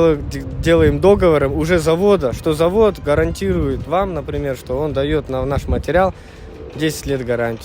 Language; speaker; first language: Russian; native; Russian